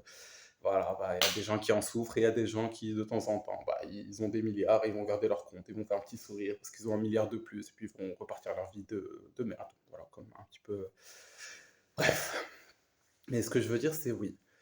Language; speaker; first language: French; native; French